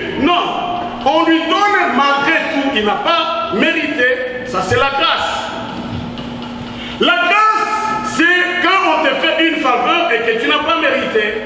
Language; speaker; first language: French; non-native, local second language; Lingala